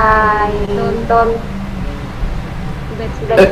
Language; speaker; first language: English; non-native, learner; Spanish